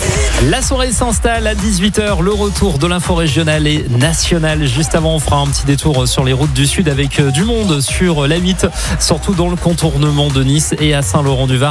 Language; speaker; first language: French; native; French